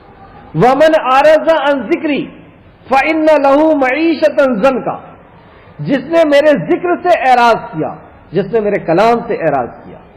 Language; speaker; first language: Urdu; native; Urdu